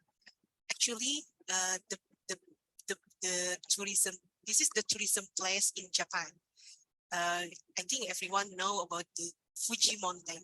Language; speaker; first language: English; non-native, learner; Indonesian